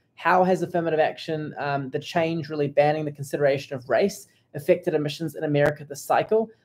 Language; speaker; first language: English; native; English